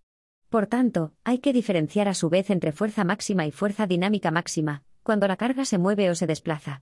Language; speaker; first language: Spanish; native; Spanish